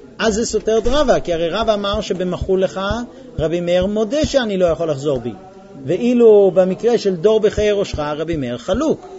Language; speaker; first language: Hebrew; non-native, fluent; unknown